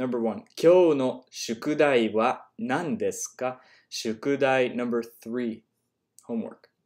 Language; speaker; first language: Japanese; non-native, learner; English